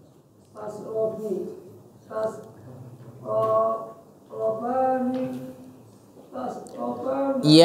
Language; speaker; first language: Arabic; non-native, learner; Indonesian